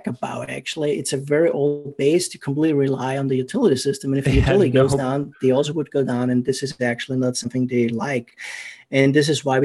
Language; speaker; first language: English; non-native, fluent; German